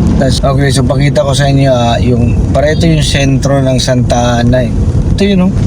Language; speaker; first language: Filipino; native; Filipino